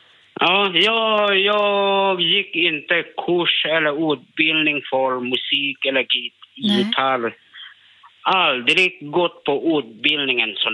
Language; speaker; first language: Swedish; non-native, learner; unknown